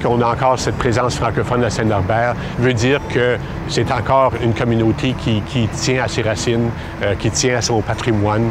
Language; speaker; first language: French; native; French